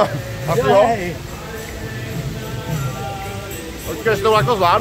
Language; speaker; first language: Czech; native; Czech